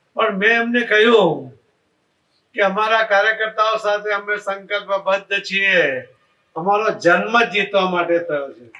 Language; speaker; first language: Gujarati; non-native, local second language; Marathi